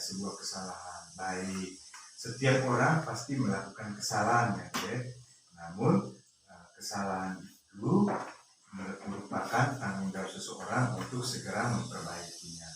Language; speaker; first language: Indonesian; non-native, local second language; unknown